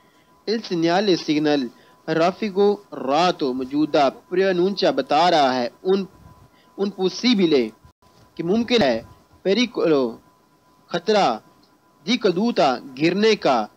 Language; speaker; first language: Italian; non-native, fluent; Urdu